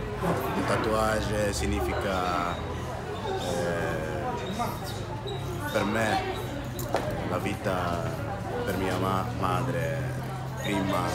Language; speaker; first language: Italian; non-native, learner; Dutch